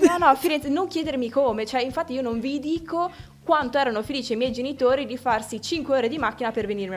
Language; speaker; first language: Italian; native; Italian